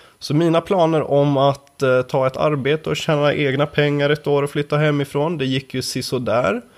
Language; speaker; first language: Swedish; native; Swedish